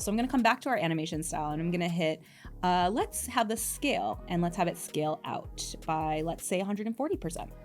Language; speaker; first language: English; native; English